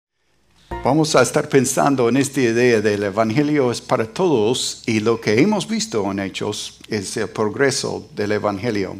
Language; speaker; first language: Spanish; non-native, fluent; English